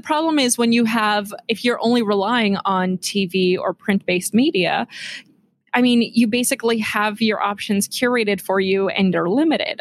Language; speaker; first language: English; native; English